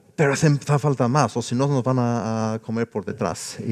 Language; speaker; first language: Spanish; non-native, fluent; English